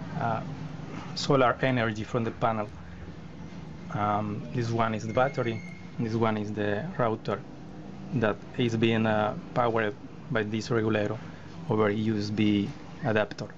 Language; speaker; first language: English; non-native, learner; Spanish